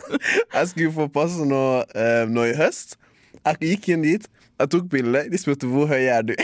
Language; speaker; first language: Norwegian; native; Norwegian